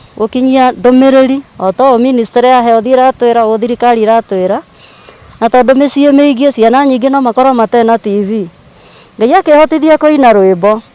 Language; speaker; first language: Kikuyu; native; Kikuyu